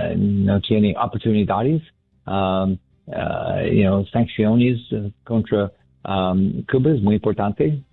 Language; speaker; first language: Spanish; non-native, learner; English